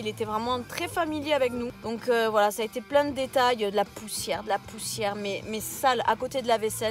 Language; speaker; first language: French; native; French